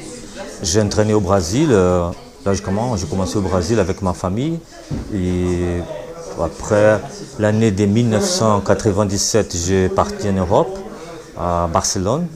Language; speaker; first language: French; non-native, learner; Portuguese